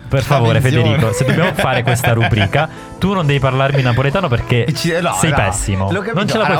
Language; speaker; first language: Italian; native; Italian